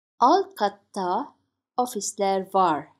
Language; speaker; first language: Turkish; non-native, fluent; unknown